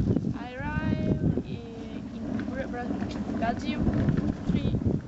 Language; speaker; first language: English; non-native, learner; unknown